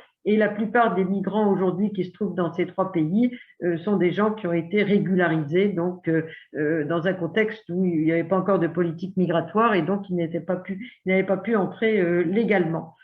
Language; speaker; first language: French; native; French